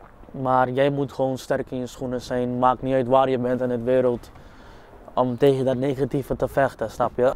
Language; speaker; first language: Dutch; non-native, fluent; English